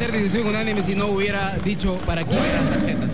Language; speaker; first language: Spanish; native; Spanish